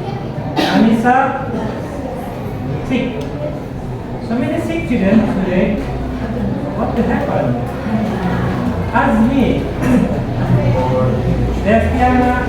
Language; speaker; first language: English; non-native, learner; Indonesian